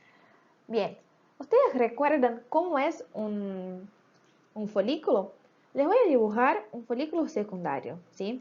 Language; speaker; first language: Spanish; native; Spanish